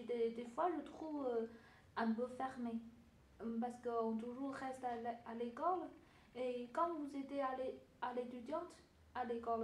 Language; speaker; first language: French; non-native, learner; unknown